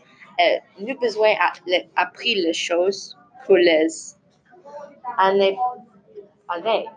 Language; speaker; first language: French; non-native, learner; English